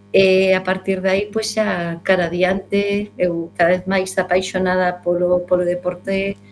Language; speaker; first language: Galician; non-native, local second language; Spanish